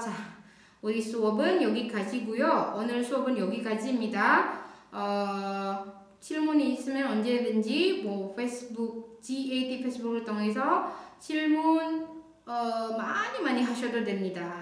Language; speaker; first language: Korean; non-native, fluent; Indonesian